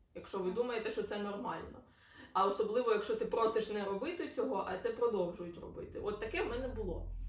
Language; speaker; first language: Ukrainian; non-native, local second language; Russian